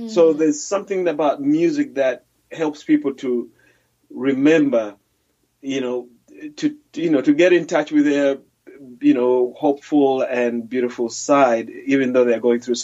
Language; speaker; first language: English; non-native, local second language; Ganda